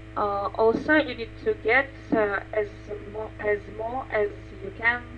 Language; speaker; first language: English; non-native, learner; Russian